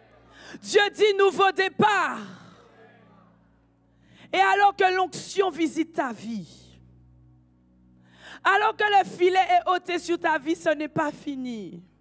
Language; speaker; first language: French; native; French